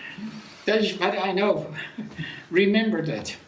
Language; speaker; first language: English; non-native, learner; Dutch